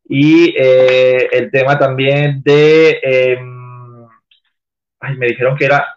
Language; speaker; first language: Spanish; native; Spanish